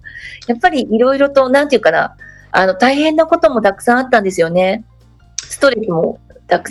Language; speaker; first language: Japanese; native; Japanese